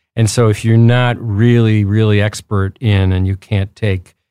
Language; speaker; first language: English; early bilingual, other home language; Spanish